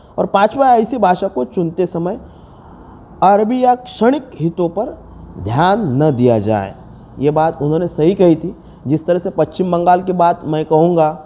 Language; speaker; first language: Hindi; non-native, local second language; Marathi